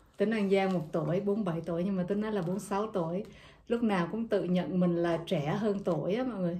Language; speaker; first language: Vietnamese; native; Vietnamese